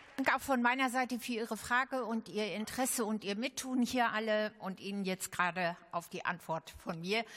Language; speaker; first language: German; native; German